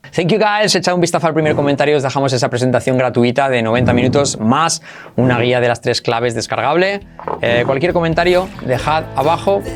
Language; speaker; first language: Spanish; native; Spanish